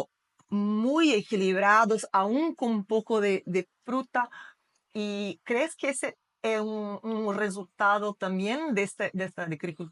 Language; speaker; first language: Spanish; non-native, fluent; Portuguese